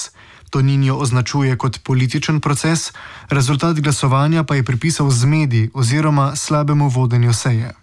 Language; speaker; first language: Slovenian; native; Slovenian